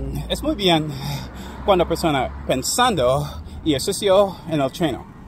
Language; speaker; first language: Spanish; non-native, learner; English